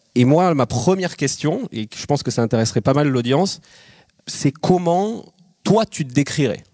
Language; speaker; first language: French; native; French